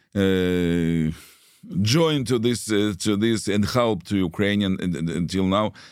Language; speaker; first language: English; non-native, learner; Russian